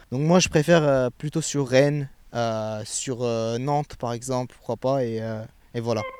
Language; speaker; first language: French; early bilingual, other home language; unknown